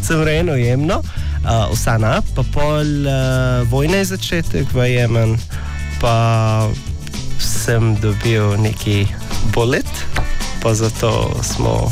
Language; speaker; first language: Slovenian; non-native, learner; Arabic